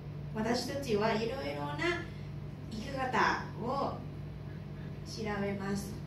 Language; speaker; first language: Japanese; non-native, learner; Thai